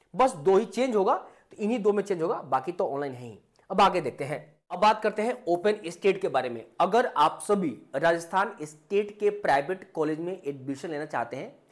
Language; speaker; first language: Hindi; native; Hindi